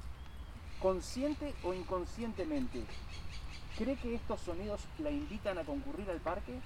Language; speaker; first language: Spanish; native; Spanish